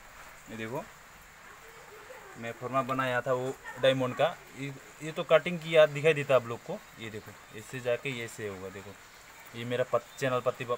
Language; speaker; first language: Hindi; non-native, local second language; Malayalam